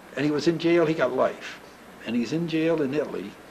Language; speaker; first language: English; native; English